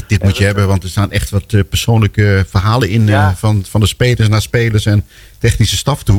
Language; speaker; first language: Dutch; native; Dutch